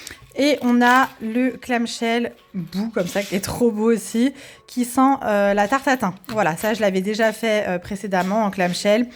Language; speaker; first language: French; native; French